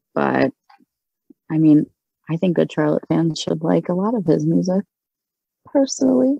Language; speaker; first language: English; native; English